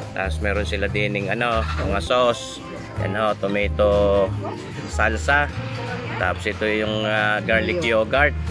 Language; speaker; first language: Filipino; native; Filipino